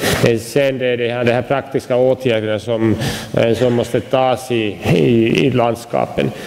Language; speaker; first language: Swedish; non-native, local second language; Finnish